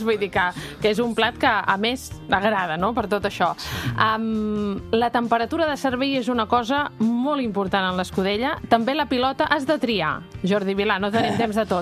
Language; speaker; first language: Catalan; native; Catalan